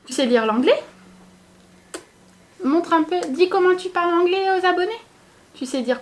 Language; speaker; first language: French; native; French